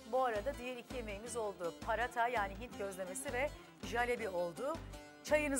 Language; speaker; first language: Turkish; native; Turkish